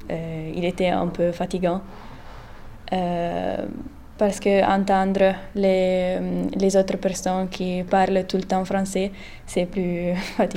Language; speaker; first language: French; non-native, learner; Italian